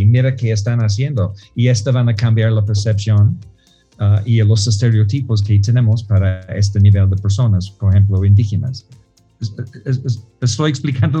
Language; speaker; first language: Spanish; non-native, fluent; English